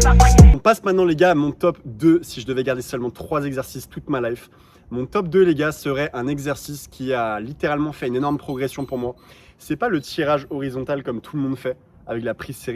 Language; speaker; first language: French; native; French